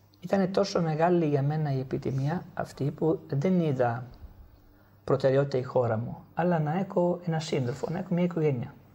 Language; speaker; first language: Greek; non-native, fluent; Italian